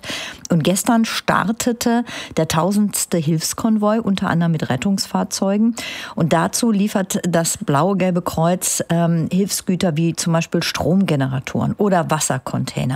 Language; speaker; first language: German; native; German